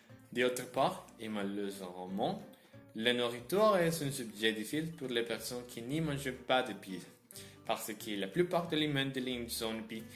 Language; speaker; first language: French; non-native, learner; Spanish